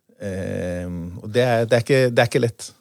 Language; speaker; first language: Norwegian; non-native, fluent; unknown